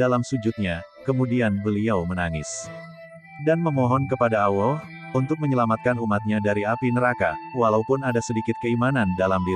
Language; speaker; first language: Indonesian; native; Indonesian